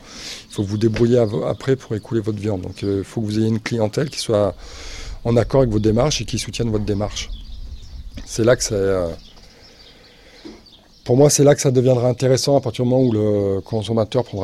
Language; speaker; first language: French; native; French